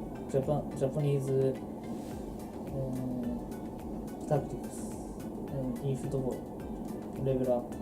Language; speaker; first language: English; non-native, learner; Japanese